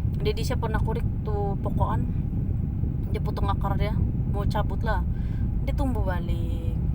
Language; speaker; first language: Malay; native; Malay